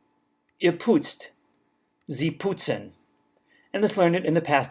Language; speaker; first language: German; non-native, fluent; English